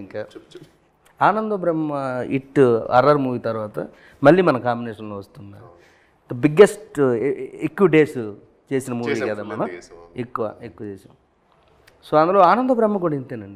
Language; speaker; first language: Telugu; native; Telugu